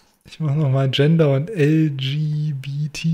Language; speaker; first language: German; native; German